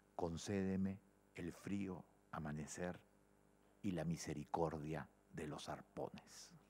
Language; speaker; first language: Spanish; native; Spanish